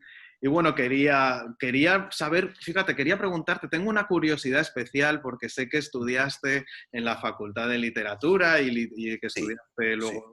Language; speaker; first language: Spanish; native; Spanish